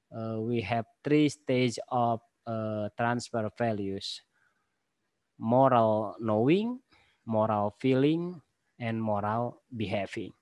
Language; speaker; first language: English; non-native, learner; Indonesian